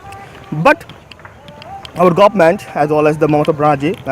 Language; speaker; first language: English; non-native, fluent; Bangla